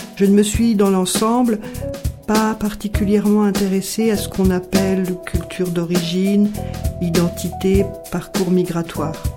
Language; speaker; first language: French; native; French